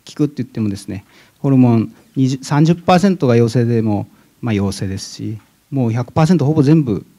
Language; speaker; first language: Japanese; native; Japanese